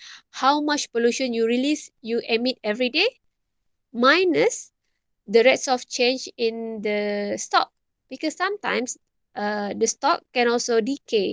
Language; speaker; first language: English; non-native, local second language; Malay